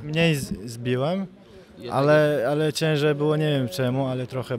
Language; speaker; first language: Polish; non-native, fluent; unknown